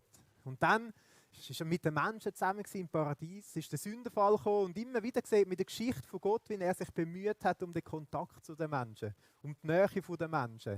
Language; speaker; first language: German; native; German